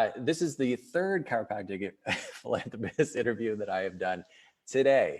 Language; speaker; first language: English; native; English